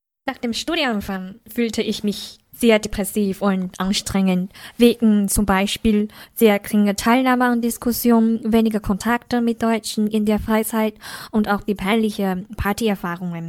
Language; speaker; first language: German; non-native, learner; Chinese